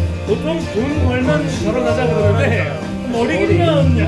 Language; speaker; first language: Korean; native; Korean